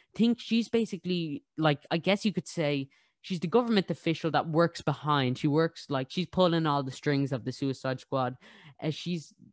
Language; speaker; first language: English; native; English